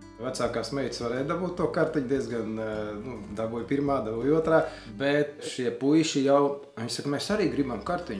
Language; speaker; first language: Latvian; native; Latvian